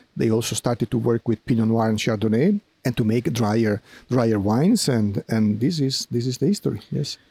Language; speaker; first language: English; non-native, fluent; Italian